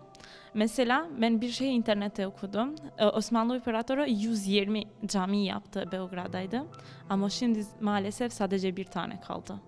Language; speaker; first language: Turkish; non-native, learner; Albanian